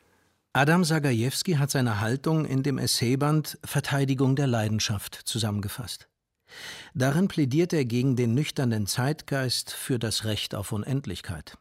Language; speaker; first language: German; native; German